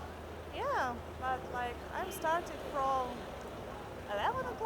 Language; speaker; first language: English; non-native, fluent; Russian